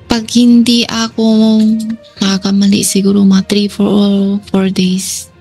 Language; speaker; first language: Filipino; non-native, learner; Chinese